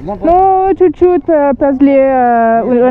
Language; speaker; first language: Russian; non-native, learner; French